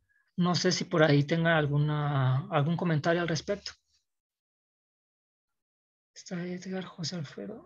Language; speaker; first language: Spanish; native; Spanish